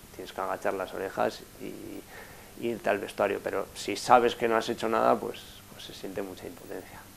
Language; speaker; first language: Spanish; native; Spanish